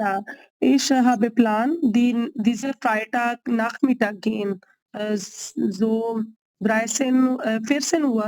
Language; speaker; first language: German; non-native, learner; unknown